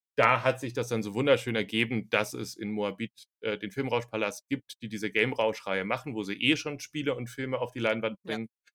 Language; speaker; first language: German; non-native, fluent; Slovenian